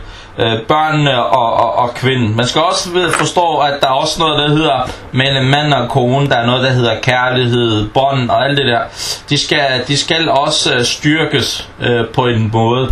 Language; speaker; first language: Danish; non-native, fluent; Arabic